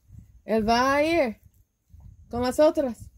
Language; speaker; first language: Spanish; non-native, learner; English